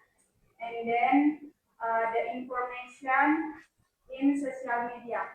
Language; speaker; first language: English; non-native, learner; Indonesian